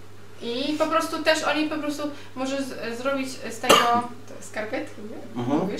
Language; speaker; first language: Polish; non-native, learner; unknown